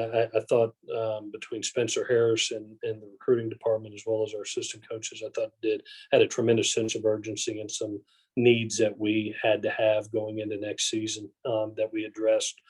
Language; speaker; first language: English; native; English